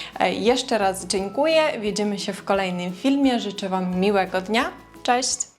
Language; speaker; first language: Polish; non-native, fluent; Ukrainian